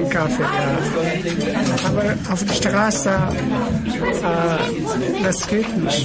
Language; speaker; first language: German; non-native, learner; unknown